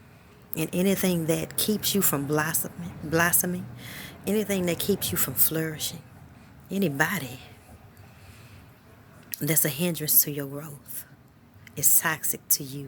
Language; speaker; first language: English; native; English